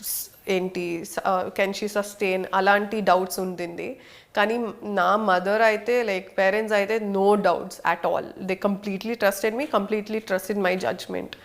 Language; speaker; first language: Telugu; non-native, fluent; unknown